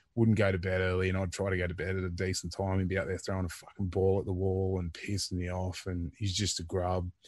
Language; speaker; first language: English; native; English